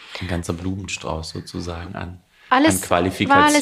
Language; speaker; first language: German; native; German